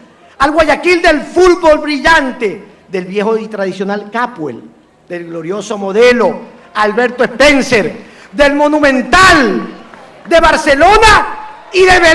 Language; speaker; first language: Spanish; native; Spanish